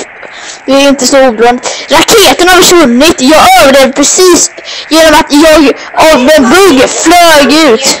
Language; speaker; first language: Swedish; native; Swedish